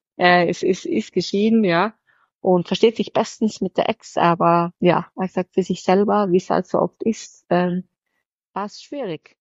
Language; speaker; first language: German; native; German